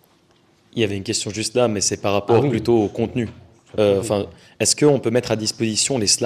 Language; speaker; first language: French; native; French